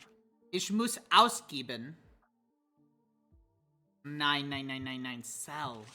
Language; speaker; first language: German; non-native, learner; English